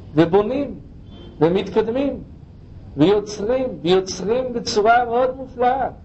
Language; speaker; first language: Hebrew; non-native, fluent; English